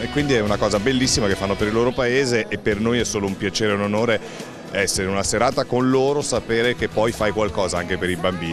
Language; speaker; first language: Italian; native; Italian